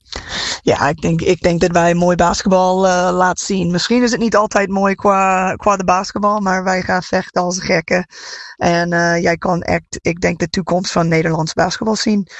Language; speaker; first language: Dutch; non-native, fluent; English